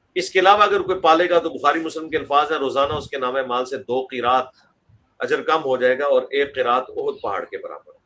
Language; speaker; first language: Urdu; non-native, local second language; Punjabi